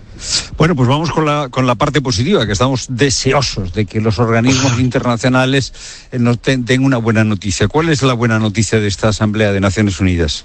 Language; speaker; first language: Spanish; native; Spanish